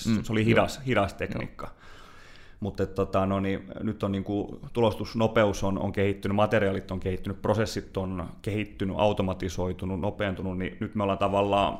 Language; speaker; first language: Finnish; native; Finnish